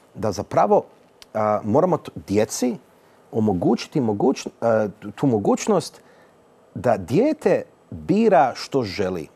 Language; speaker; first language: Serbian; early bilingual, heritage; Serbian